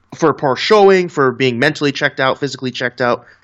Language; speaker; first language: English; native; English